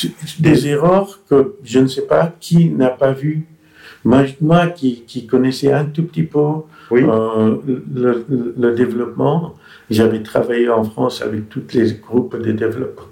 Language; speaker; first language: French; non-native, fluent; Persian